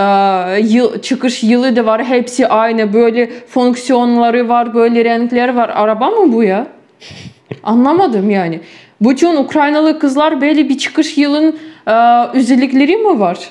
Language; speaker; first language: Turkish; non-native, fluent; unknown